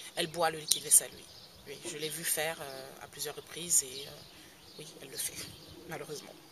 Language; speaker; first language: French; native; French